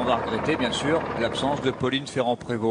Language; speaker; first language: French; native; French